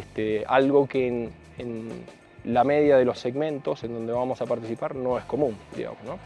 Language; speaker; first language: Spanish; native; Spanish